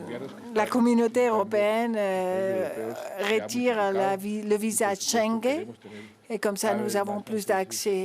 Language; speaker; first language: French; non-native, fluent; Spanish